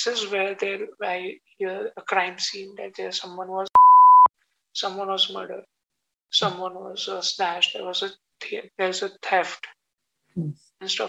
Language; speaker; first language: English; non-native, local second language; Hindi